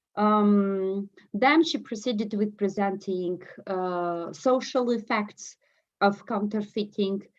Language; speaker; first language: English; non-native, fluent; Romanian